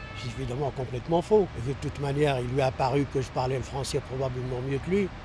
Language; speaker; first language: French; non-native, local second language; Arabic